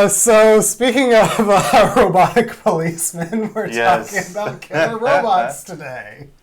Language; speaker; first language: English; native; English